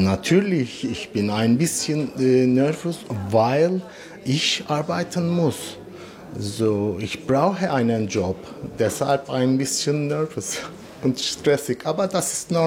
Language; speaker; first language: German; non-native, learner; Turkish